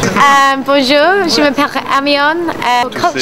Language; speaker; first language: French; non-native, learner; English